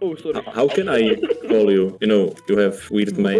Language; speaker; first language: English; non-native, learner; Czech